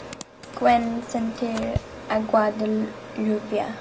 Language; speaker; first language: Spanish; non-native, learner; English